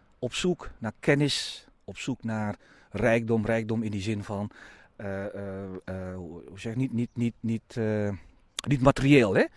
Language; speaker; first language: Dutch; native; Dutch